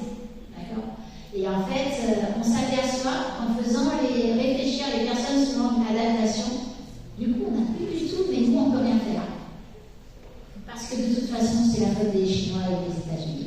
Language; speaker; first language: French; native; French